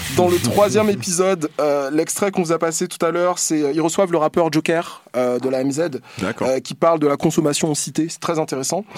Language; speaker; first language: French; native; French